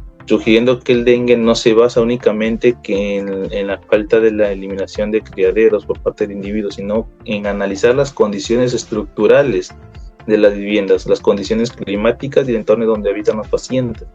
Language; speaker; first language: Spanish; native; Spanish